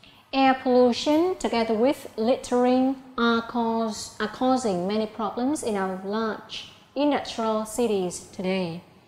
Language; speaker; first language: English; non-native, fluent; Vietnamese